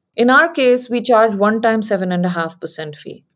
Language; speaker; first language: English; non-native, local second language; Hindi